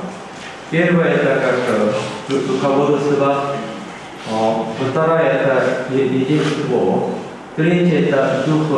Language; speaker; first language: Russian; non-native, learner; Korean